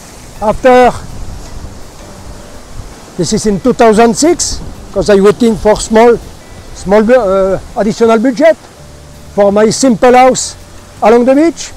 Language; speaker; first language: English; non-native, learner; French